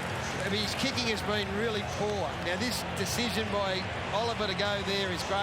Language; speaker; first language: English; native; English